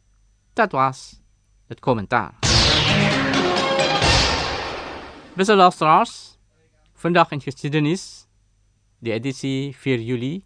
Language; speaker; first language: Dutch; non-native, learner; Indonesian